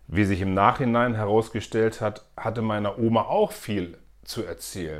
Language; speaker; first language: German; native; German